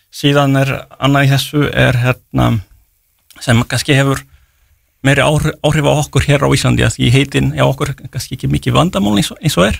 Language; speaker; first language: Icelandic; non-native, fluent; French